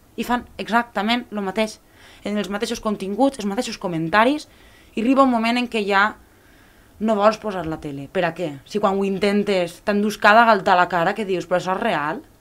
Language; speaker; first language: Catalan; native; Catalan